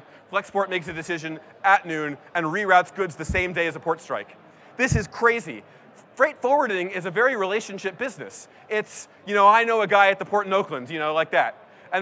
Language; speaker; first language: English; native; English